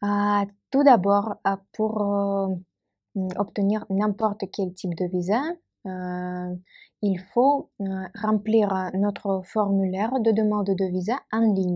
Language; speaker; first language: French; non-native, fluent; Russian